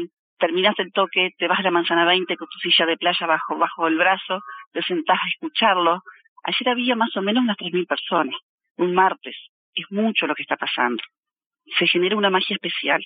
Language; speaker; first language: Spanish; native; Spanish